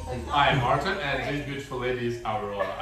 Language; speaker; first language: English; non-native, learner; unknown